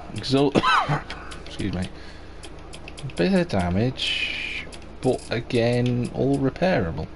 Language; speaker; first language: English; native; English